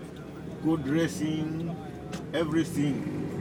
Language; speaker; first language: English; non-native, local second language; Swahili